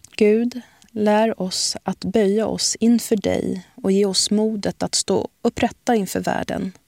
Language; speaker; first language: Swedish; early bilingual, other home language; Arabic